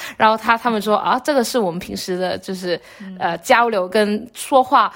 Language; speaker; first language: Chinese; non-native, local second language; Cantonese